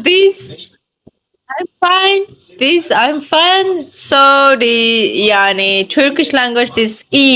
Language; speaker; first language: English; non-native, learner; Tajik